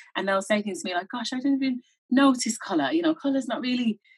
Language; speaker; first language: English; native; English